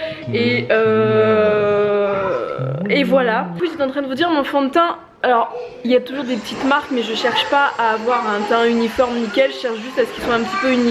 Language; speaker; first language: French; native; French